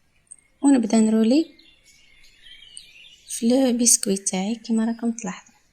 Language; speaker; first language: Arabic; native; Arabic